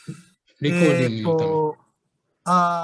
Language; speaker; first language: Japanese; non-native, fluent; English